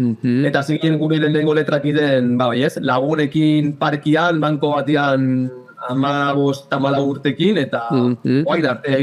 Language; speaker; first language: Basque; native; Basque